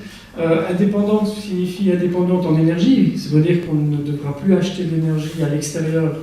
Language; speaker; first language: French; native; French